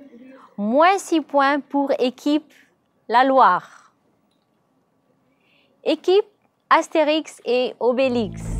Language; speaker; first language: French; non-native, learner; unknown